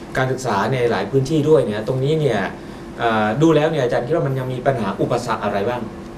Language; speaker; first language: Thai; native; Thai